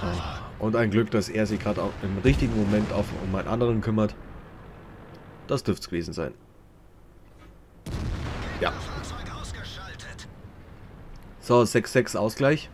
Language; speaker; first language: German; native; German